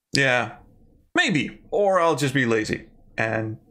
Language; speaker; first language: English; non-native, fluent; Danish